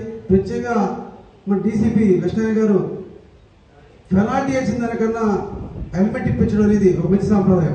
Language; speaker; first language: Telugu; native; Telugu